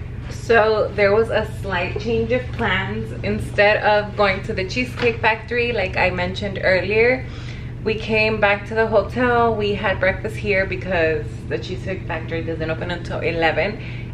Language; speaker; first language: English; early bilingual, other home language; Spanish